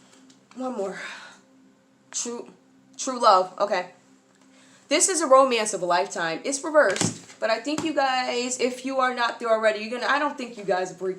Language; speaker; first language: English; native; English